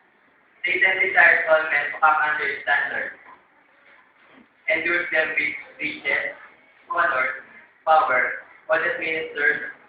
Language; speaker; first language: English; non-native, learner; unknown